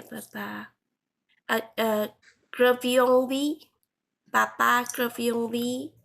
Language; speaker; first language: French; non-native, learner; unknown